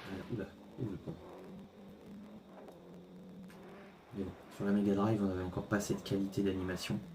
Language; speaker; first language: French; native; French